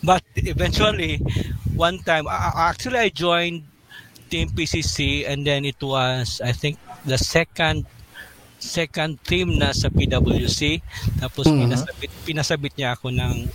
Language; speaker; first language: English; non-native, local second language; Cebuano